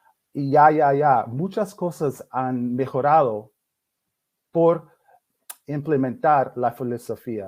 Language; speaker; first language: Spanish; non-native, fluent; English